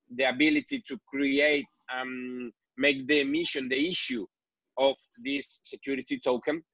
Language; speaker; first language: English; non-native, learner; Spanish